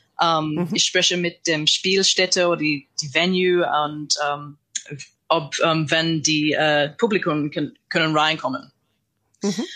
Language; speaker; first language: German; non-native, learner; English